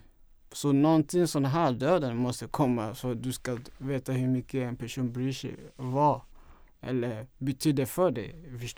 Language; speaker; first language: Swedish; non-native, fluent; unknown